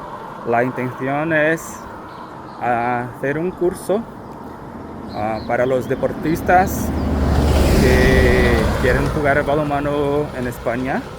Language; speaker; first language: Spanish; non-native, fluent; Portuguese